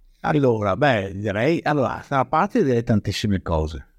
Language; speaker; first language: Italian; native; Italian